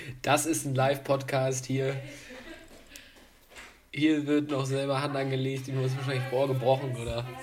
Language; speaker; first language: German; native; German